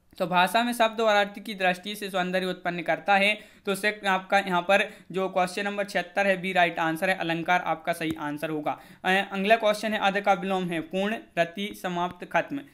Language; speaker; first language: Hindi; native; Hindi